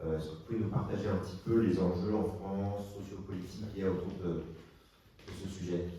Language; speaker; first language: French; native; French